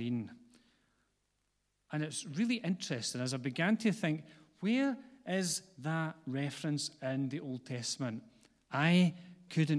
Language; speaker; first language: English; native; English